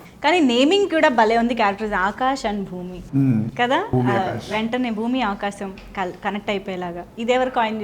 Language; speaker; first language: Telugu; native; Telugu